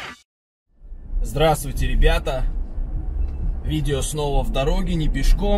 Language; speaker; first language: Russian; native; Russian